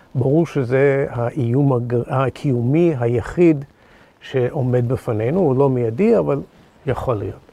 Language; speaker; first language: Hebrew; non-native, fluent; English